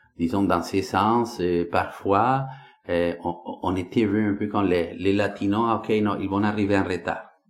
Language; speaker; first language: French; non-native, fluent; Spanish